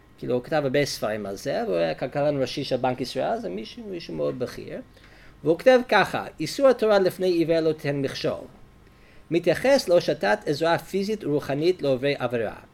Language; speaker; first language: Hebrew; non-native, fluent; English